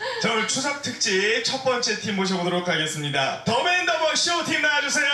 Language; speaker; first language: Korean; native; Korean